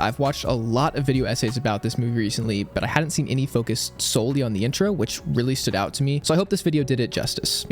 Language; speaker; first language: English; native; English